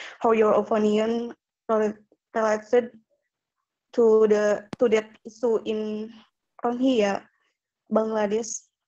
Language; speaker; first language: English; non-native, learner; Indonesian